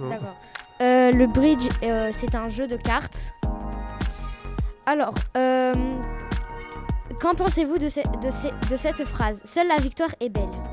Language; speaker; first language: French; native; French